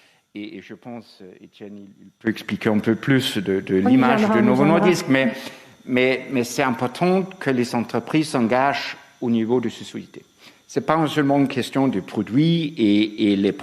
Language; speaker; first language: French; non-native, fluent; Danish